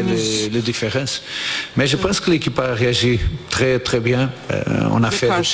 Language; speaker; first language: French; non-native, fluent; Portuguese